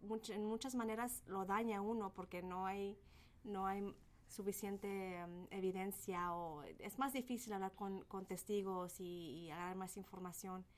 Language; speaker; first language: Spanish; early bilingual, heritage; Spanish